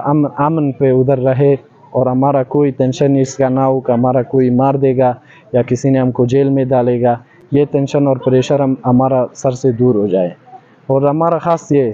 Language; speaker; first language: Hindi; non-native, learner; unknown